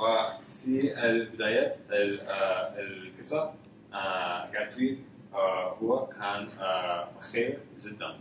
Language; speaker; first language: Arabic; non-native, learner; English